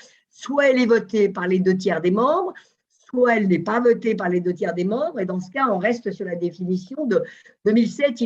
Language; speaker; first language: French; native; French